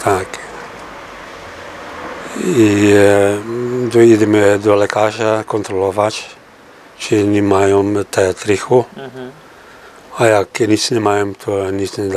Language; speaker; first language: Polish; early bilingual, heritage; Polish